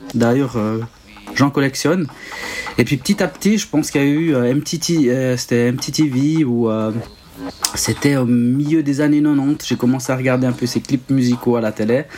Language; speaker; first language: French; non-native, local second language; Italian